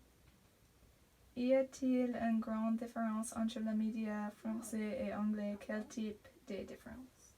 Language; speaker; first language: French; non-native, learner; English